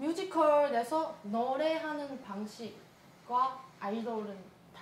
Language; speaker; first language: Korean; non-native, learner; Chinese